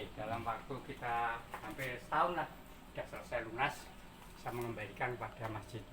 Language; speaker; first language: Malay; non-native, local second language; Javanese